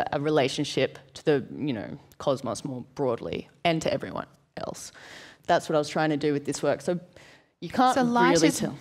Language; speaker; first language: English; native; English